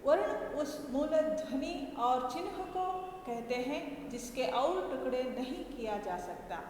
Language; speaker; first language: Hindi; non-native, local second language; Kannada